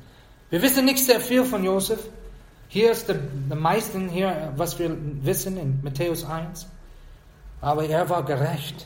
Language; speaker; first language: German; non-native, fluent; English